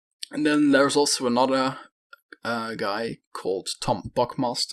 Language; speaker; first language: English; non-native, fluent; Dutch